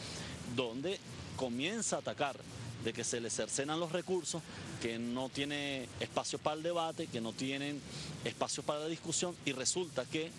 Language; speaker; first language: Spanish; native; Spanish